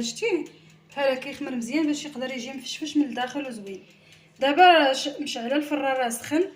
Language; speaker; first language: Arabic; native; Arabic